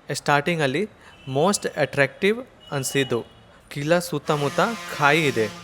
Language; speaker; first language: Kannada; non-native, learner; Hindi